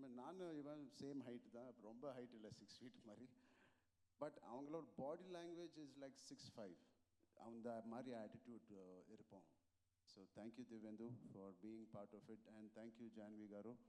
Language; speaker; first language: Tamil; non-native, local second language; Telugu